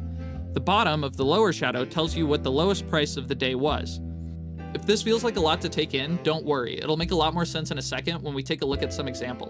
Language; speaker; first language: English; native; English